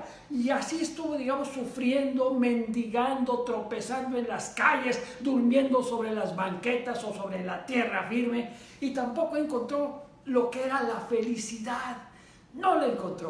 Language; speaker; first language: Spanish; native; Spanish